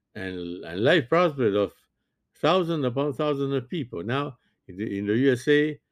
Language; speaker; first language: English; non-native, fluent; French